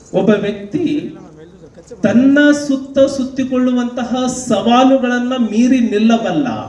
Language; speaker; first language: Kannada; non-native, local second language; Lambadi